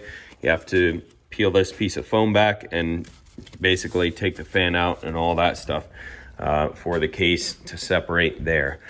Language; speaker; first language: English; native; English